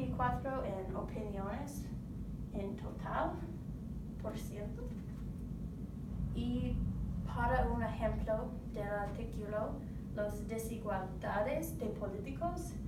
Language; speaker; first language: Spanish; non-native, learner; English